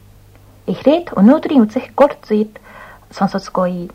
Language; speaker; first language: Mongolian; non-native, fluent; Japanese